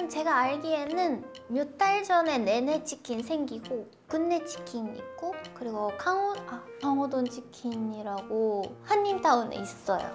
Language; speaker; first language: Korean; non-native, fluent; Japanese